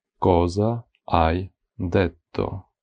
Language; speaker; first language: Italian; non-native, fluent; Ukrainian